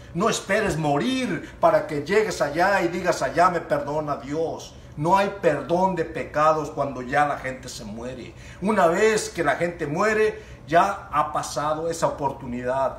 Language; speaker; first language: Spanish; native; Spanish